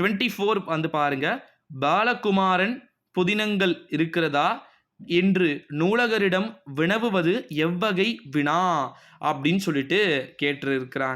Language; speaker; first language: Tamil; native; Tamil